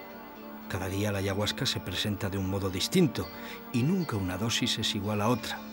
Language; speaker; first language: Spanish; native; Spanish